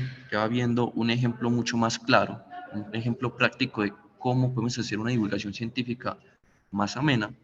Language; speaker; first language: Spanish; native; Spanish